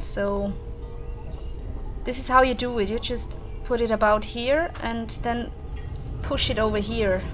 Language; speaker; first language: English; non-native, fluent; German